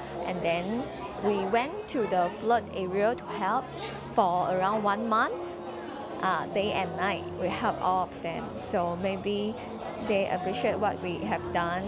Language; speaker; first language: English; non-native, local second language; Chinese